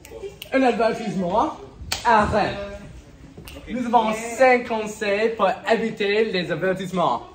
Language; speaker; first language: French; non-native, learner; English